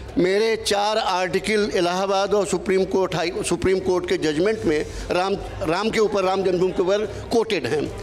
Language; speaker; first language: Hindi; native; Hindi